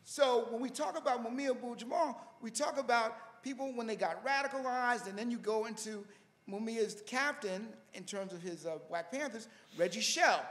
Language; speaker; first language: English; native; English